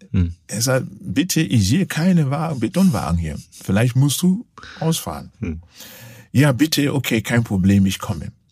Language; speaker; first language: German; non-native, fluent; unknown